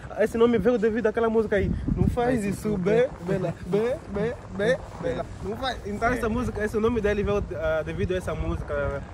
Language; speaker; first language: Portuguese; native; Portuguese